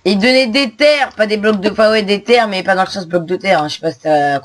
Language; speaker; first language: French; native; French